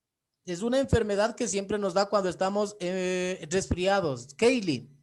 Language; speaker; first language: Spanish; native; Spanish